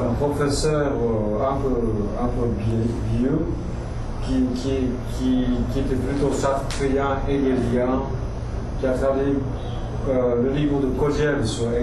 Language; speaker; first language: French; non-native, fluent; Japanese